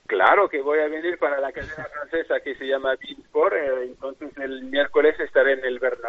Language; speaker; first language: Spanish; non-native, fluent; French